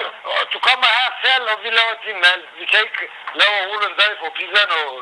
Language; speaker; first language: Danish; non-native, learner; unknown